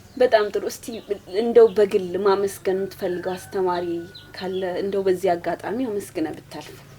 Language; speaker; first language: Amharic; non-native, local second language; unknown